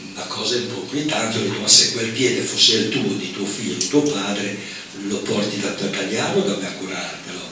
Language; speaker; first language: Italian; native; Italian